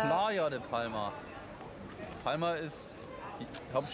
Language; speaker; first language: German; native; German